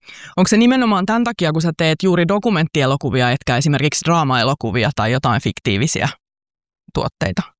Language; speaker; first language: Finnish; native; Finnish